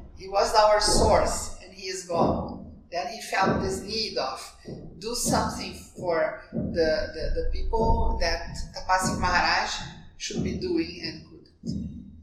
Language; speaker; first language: English; non-native, fluent; Portuguese